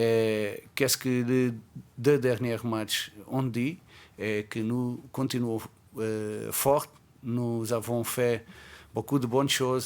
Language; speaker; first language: French; non-native, fluent; Portuguese